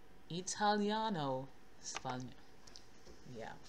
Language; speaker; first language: Italian; non-native, learner; English